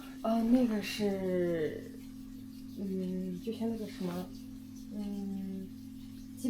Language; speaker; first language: Chinese; non-native, local second language; Tuvinian